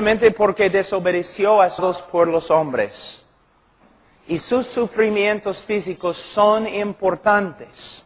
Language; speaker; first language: Spanish; non-native, fluent; English